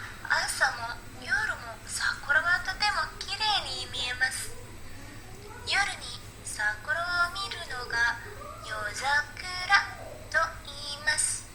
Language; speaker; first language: Japanese; non-native, learner; Indonesian